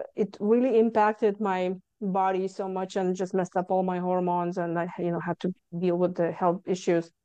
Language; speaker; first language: English; non-native, fluent; Lithuanian